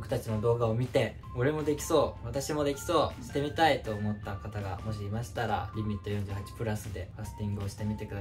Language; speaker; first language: Japanese; non-native, learner; Korean